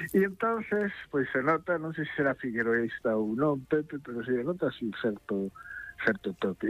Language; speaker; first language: Galician; native; Galician